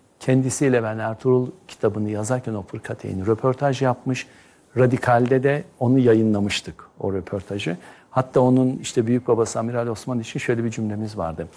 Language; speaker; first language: Turkish; native; Turkish